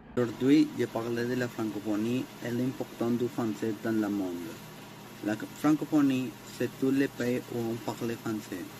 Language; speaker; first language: French; non-native, learner; Spanish